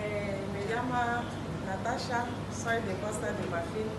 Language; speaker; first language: Spanish; non-native, learner; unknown